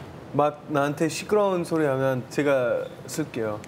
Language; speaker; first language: Korean; non-native, learner; English